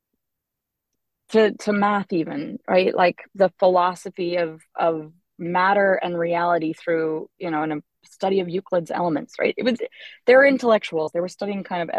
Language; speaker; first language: English; native; English